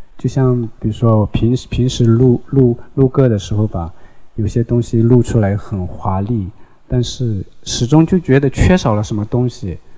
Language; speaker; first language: Chinese; non-native, local second language; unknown